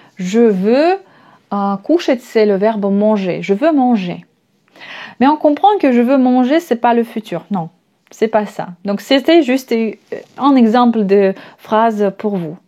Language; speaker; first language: French; non-native, fluent; Russian